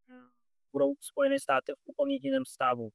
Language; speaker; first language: Czech; non-native, fluent; Russian